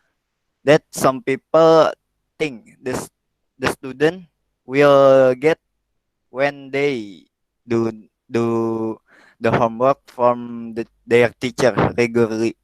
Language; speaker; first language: English; non-native, learner; Indonesian